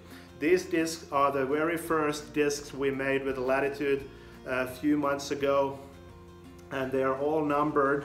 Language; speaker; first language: English; non-native, fluent; Finnish